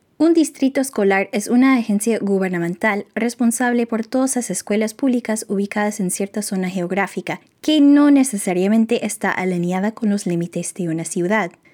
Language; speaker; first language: Spanish; non-native, fluent; English